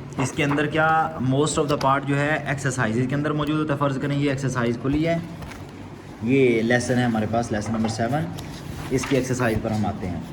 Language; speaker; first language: Urdu; non-native, local second language; Punjabi